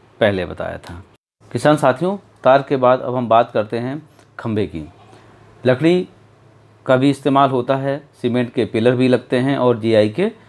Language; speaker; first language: Hindi; native; Hindi